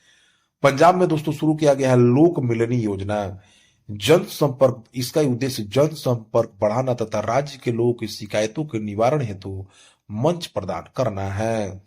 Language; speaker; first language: Hindi; native; Hindi